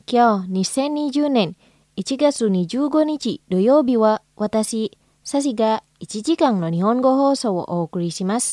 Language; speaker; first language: Japanese; non-native, fluent; Indonesian